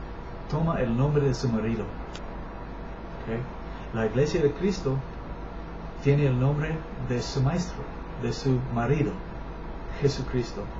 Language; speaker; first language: Spanish; non-native, learner; English